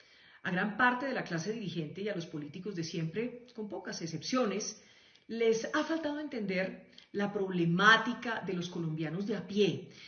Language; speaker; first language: Spanish; native; Spanish